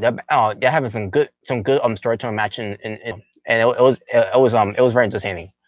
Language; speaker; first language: English; native; English